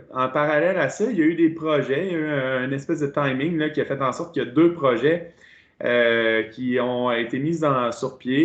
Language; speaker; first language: French; native; French